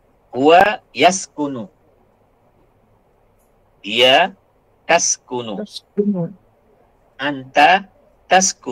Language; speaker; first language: Arabic; non-native, fluent; Malay